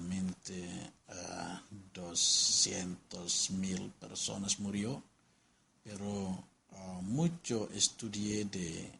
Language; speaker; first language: Spanish; non-native, learner; Indonesian